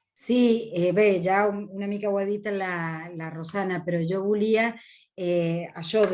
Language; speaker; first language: Catalan; non-native, fluent; Spanish